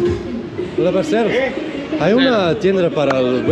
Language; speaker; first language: Spanish; non-native, learner; Swiss German